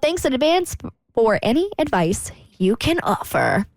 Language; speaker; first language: English; native; English